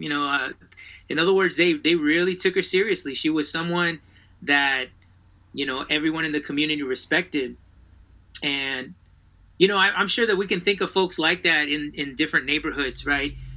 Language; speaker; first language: English; early bilingual, other home language; Spanish